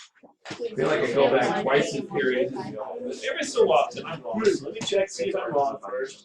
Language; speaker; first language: English; native; English